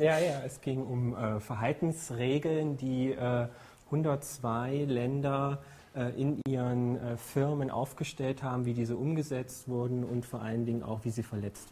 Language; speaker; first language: German; native; German